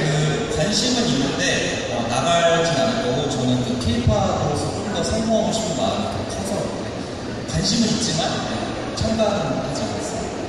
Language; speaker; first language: Korean; early bilingual, heritage; Portuguese